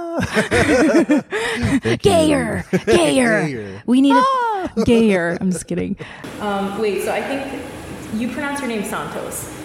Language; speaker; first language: English; early bilingual, other home language; Korean